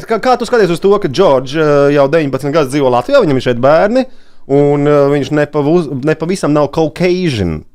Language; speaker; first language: Latvian; native; Latvian